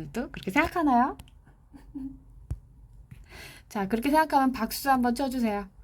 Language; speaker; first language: Korean; native; Korean